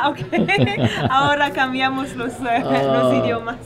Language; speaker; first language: Spanish; non-native, learner; French